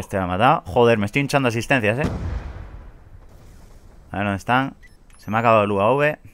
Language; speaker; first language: Spanish; native; Spanish